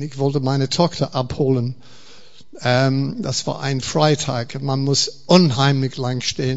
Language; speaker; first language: German; non-native, fluent; English